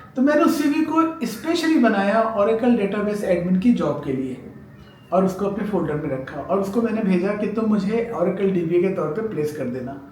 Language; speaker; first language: Urdu; native; Urdu